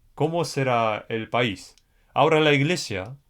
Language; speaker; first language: Spanish; non-native, fluent; Korean